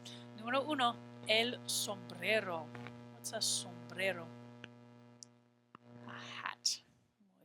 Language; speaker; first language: Spanish; non-native, fluent; English